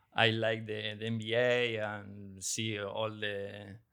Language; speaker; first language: English; non-native, learner; Spanish